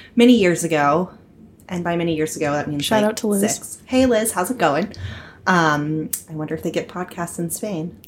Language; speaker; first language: English; native; English